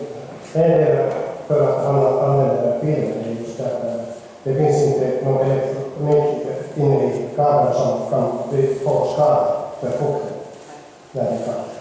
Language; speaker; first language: Swedish; non-native, fluent; Finnish